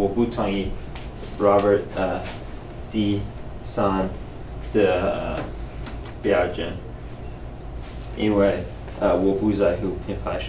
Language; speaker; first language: Chinese; non-native, learner; English